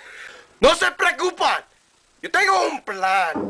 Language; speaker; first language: Spanish; non-native, learner; English